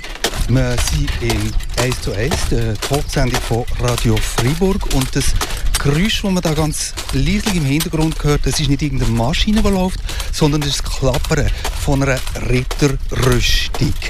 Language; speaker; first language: German; native; German